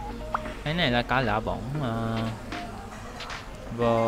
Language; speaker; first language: Vietnamese; non-native, learner; Japanese